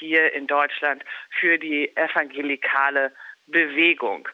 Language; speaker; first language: German; native; German